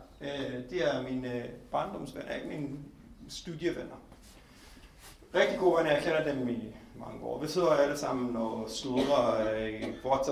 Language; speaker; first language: Danish; non-native, fluent; Hebrew